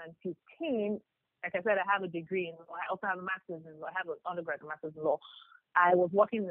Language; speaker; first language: English; non-native, local second language; Yoruba